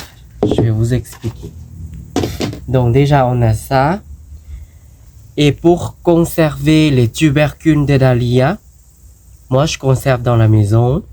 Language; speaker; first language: French; non-native, learner; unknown